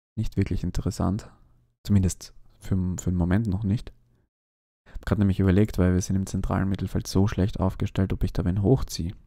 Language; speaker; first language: German; native; German